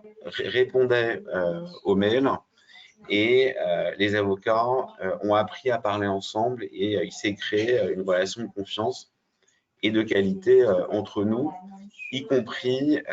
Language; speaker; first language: French; native; French